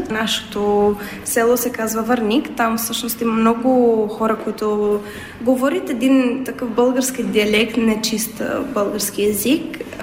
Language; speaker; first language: Bulgarian; early bilingual, heritage; Bulgarian